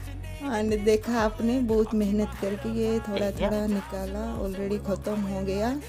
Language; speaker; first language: Hindi; non-native, local second language; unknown